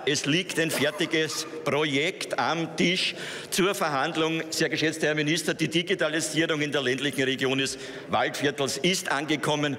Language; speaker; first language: German; native; German